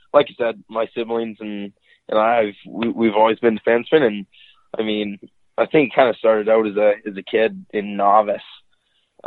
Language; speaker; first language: English; native; English